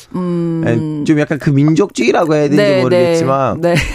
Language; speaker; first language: Korean; non-native, fluent; Turkish